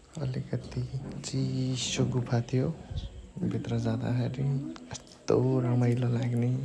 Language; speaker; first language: Nepali; non-native, local second language; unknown